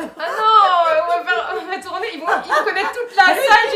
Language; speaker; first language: French; native; French